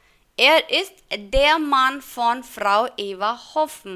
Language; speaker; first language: German; non-native, fluent; Hindi